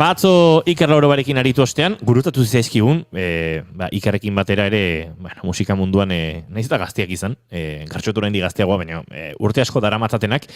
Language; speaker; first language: Basque; native; Basque